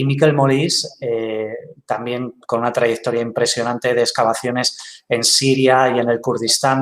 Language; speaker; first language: Spanish; native; Spanish